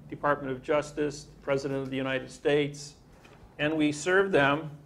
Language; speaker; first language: English; native; English